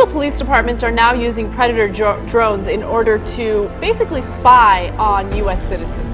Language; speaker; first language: English; native; English